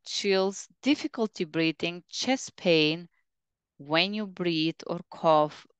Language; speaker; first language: English; non-native, fluent; Bulgarian